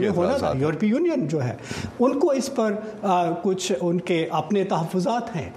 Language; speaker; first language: Urdu; native; Urdu